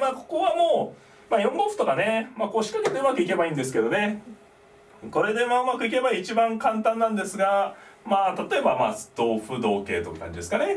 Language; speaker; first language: Japanese; native; Japanese